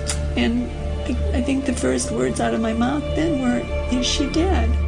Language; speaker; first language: English; native; English